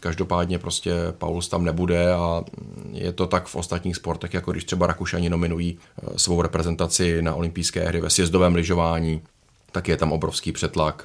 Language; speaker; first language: Czech; native; Czech